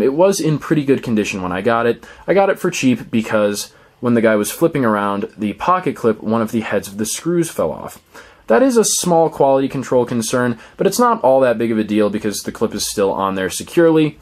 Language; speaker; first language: English; native; English